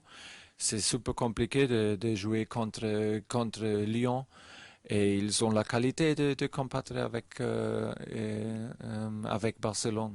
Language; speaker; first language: French; non-native, learner; German